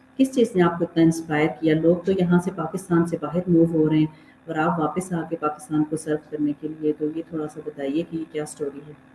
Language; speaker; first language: Urdu; native; Urdu